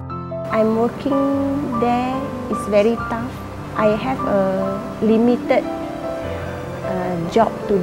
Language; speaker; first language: English; non-native, local second language; Malay